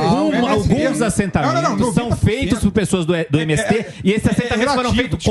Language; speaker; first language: Portuguese; native; Portuguese